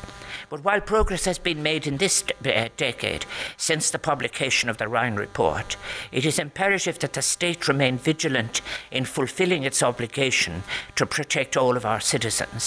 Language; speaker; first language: English; native; English